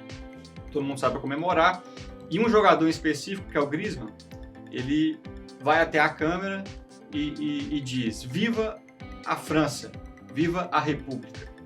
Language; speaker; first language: Portuguese; native; Portuguese